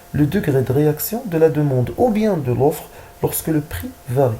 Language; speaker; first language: French; non-native, local second language; Arabic